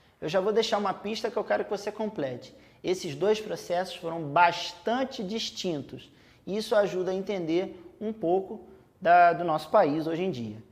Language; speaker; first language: Portuguese; native; Portuguese